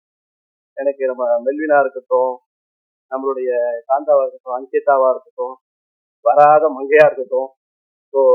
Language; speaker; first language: Tamil; native; Tamil